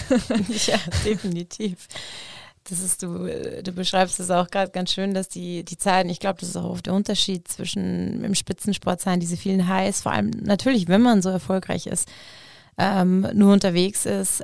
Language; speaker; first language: German; native; German